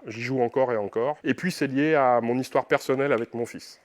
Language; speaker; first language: French; native; French